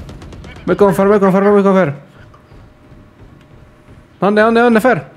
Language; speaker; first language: Spanish; native; Spanish